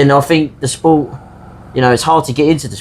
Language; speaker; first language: English; native; English